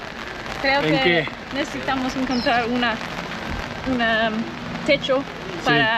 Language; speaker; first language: Spanish; non-native, learner; English